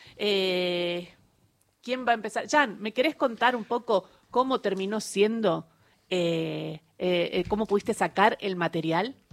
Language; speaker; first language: Spanish; native; Spanish